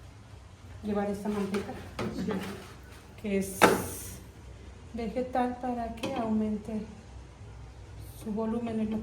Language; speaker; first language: Spanish; native; Spanish